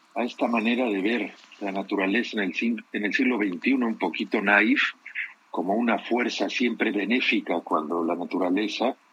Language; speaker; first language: Spanish; native; Spanish